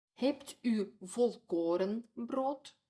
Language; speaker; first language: Dutch; non-native, fluent; Ukrainian